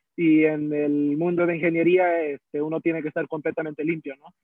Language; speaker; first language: Spanish; early bilingual, heritage; Spanish